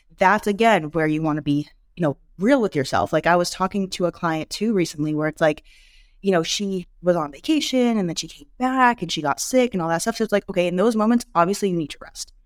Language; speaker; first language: English; native; English